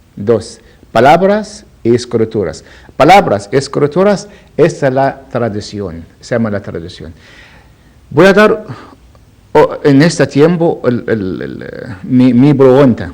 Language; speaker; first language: Spanish; non-native, learner; Arabic